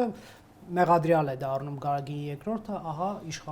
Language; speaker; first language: Armenian; native; Armenian